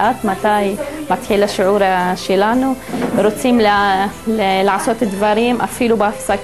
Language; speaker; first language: Hebrew; non-native, local second language; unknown